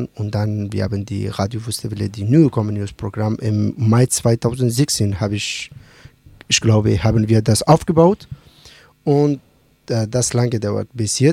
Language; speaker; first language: German; non-native, learner; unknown